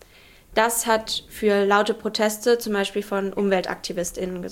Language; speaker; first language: German; native; German